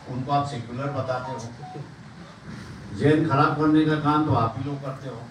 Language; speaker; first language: Hindi; non-native, local second language; Marathi